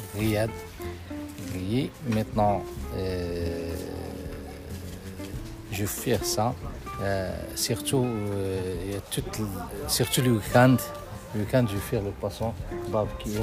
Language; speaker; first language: French; non-native, learner; Arabic